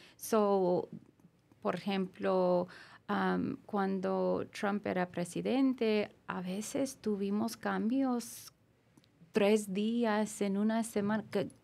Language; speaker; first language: Spanish; non-native, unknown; English